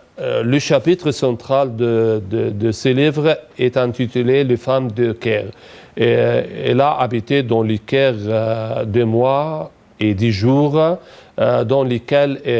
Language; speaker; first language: French; non-native, fluent; Arabic